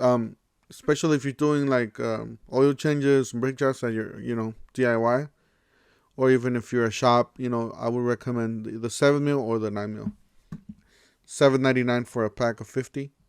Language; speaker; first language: English; native; English